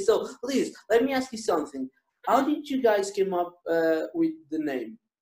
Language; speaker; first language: English; non-native, fluent; Portuguese